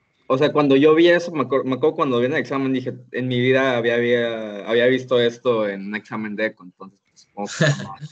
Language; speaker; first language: Spanish; native; Spanish